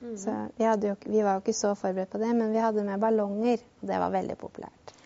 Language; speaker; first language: Norwegian; native; Norwegian